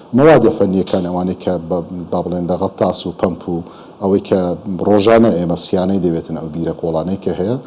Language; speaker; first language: Central Kurdish; native; Central Kurdish